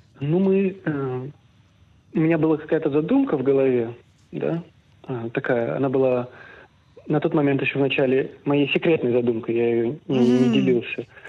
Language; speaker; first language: Russian; early bilingual, other home language; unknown